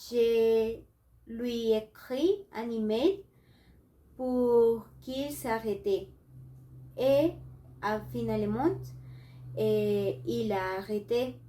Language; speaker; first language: French; non-native, learner; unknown